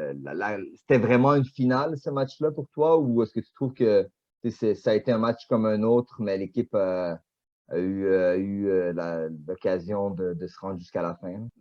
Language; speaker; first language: French; native; French